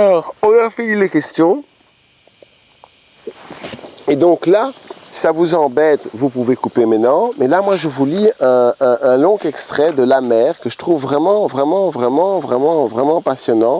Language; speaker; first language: French; native; French